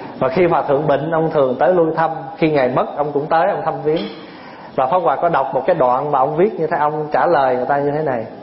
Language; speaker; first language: Vietnamese; early bilingual, other home language; English